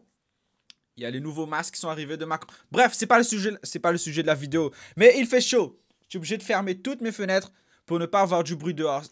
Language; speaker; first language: French; native; French